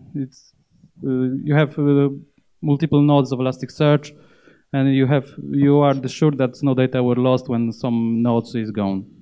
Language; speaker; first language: English; non-native, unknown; Polish